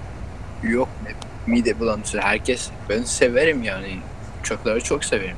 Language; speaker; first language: Turkish; early bilingual, heritage; Turkish